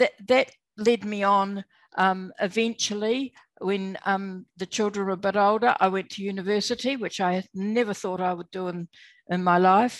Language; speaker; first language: English; native; English